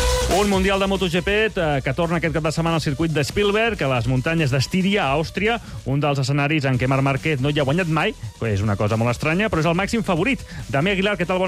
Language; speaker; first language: Catalan; native; Catalan